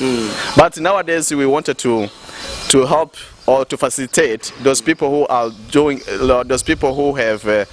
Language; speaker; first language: English; non-native, local second language; Rundi